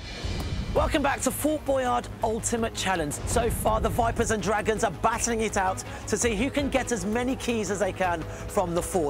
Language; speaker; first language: English; native; English